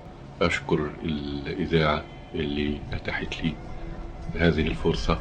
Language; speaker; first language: Arabic; native; Arabic